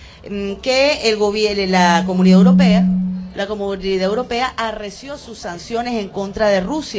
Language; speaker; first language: Spanish; native; Spanish